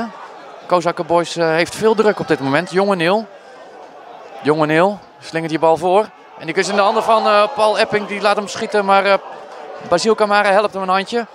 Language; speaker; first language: Dutch; native; Dutch